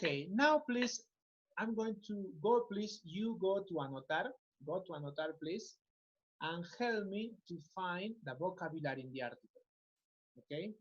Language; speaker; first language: English; non-native, fluent; Spanish